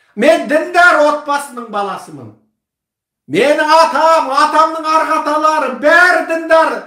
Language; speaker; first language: Kazakh; early bilingual, heritage; Kazakh